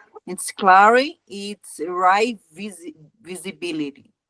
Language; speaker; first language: English; non-native, learner; Portuguese